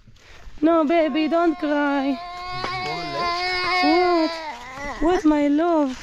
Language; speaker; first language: English; non-native, learner; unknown